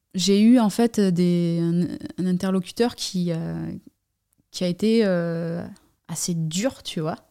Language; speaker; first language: French; native; French